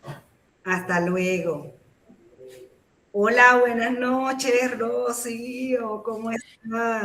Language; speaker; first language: Spanish; native; Spanish